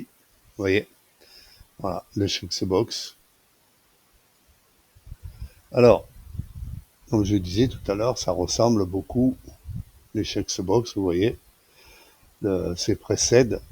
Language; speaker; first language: French; native; French